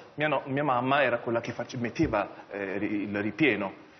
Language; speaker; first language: Italian; early bilingual, other home language; Chinese